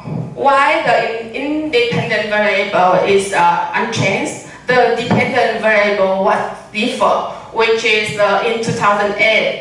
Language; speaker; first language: English; non-native, learner; Vietnamese